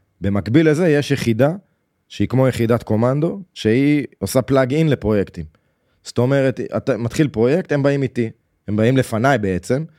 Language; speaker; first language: Hebrew; native; Hebrew